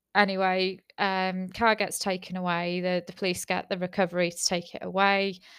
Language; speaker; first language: English; native; English